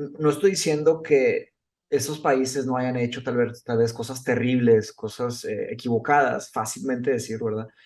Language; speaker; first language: Spanish; early bilingual, other home language; Portuguese